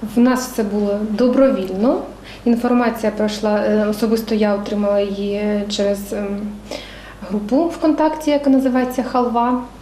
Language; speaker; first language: Ukrainian; non-native, local second language; Russian